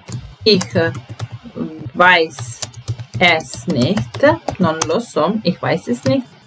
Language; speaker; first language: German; non-native, fluent; Italian